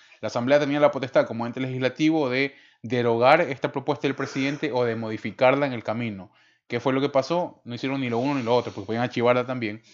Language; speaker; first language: Spanish; native; Spanish